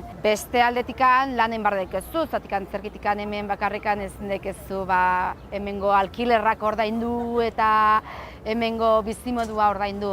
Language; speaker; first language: Basque; non-native, local second language; Spanish